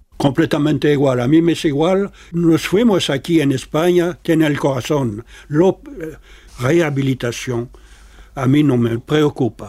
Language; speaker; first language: Spanish; non-native, fluent; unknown